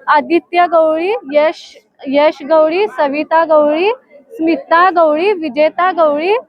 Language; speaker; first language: Hindi; non-native, local second language; Marathi